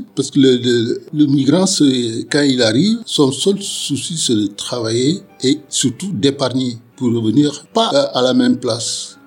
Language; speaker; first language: French; non-native, local second language; Wolof